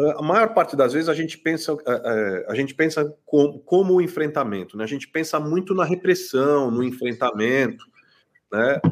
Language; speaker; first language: Portuguese; native; Portuguese